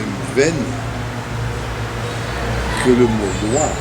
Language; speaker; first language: French; non-native, local second language; Haitian Creole